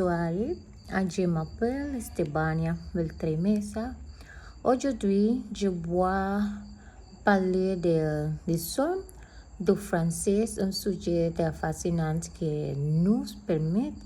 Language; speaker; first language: French; non-native, learner; Spanish